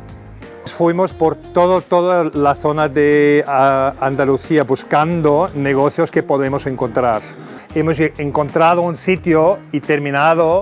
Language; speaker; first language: Spanish; non-native, fluent; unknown